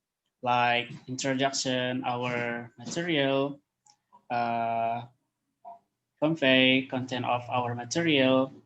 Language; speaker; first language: English; non-native, learner; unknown